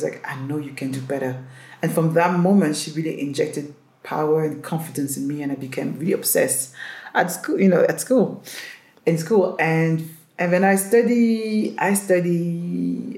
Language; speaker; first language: English; non-native, fluent; French